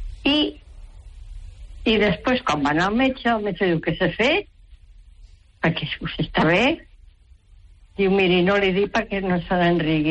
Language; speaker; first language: Catalan; native; Catalan